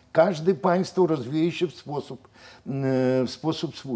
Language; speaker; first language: Polish; non-native, fluent; Russian